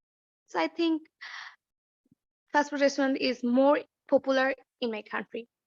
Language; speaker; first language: English; non-native, learner; Bangla